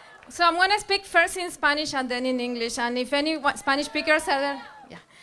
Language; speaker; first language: English; non-native, fluent; Spanish